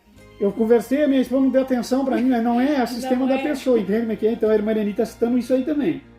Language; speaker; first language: Portuguese; native; Portuguese